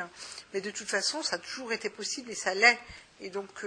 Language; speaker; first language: French; native; French